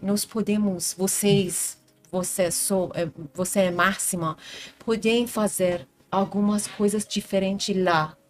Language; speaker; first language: Portuguese; non-native, learner; Persian